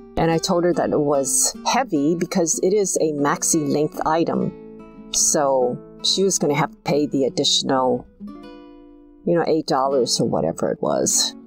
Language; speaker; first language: English; native; English